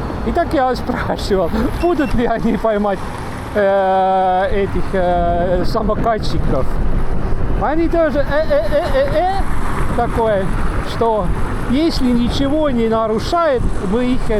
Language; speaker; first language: Russian; non-native, local second language; Estonian